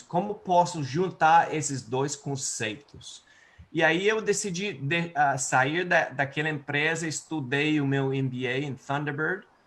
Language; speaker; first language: Portuguese; non-native, fluent; English